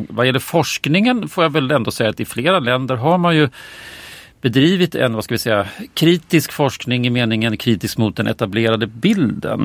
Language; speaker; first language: Swedish; native; Swedish